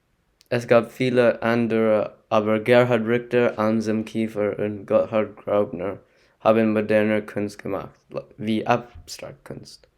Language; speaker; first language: German; non-native, learner; English